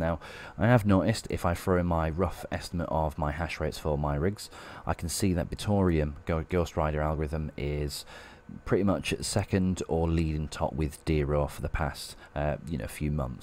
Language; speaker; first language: English; native; English